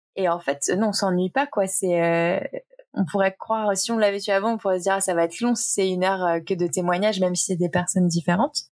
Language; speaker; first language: French; native; French